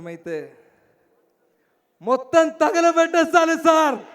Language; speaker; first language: Telugu; non-native, learner; Malayalam